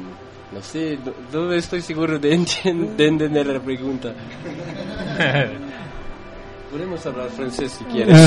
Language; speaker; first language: Spanish; non-native, fluent; French